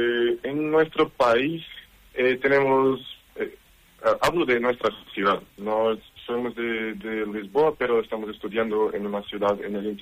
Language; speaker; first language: Spanish; non-native, learner; Portuguese